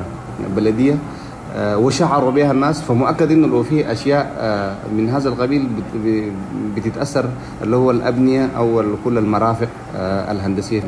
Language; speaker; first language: Arabic; native; Arabic